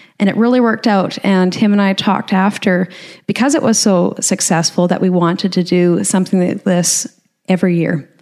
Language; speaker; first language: English; native; English